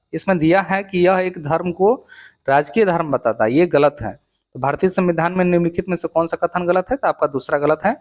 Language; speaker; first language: Hindi; native; Hindi